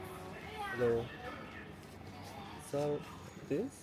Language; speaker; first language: English; non-native, fluent; Persian